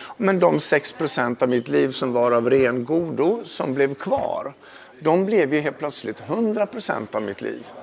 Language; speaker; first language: Swedish; native; Swedish